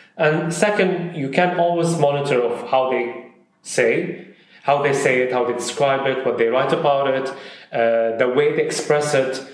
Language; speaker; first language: English; non-native, fluent; Arabic